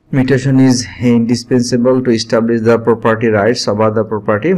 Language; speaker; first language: English; non-native, local second language; Bangla